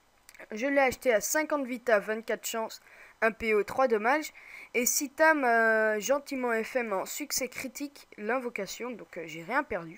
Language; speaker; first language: French; native; French